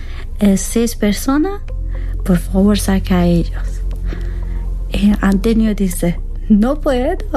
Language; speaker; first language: Spanish; non-native, learner; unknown